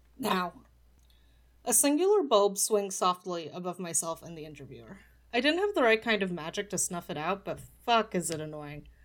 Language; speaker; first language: English; early bilingual, other home language; Polish